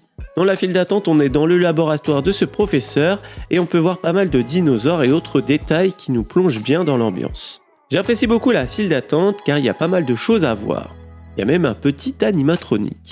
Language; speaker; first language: French; native; French